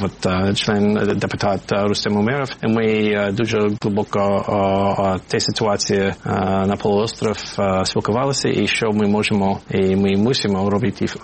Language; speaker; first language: Ukrainian; non-native, fluent; English